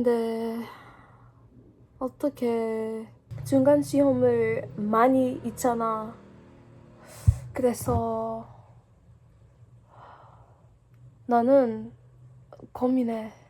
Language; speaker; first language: Korean; non-native, learner; English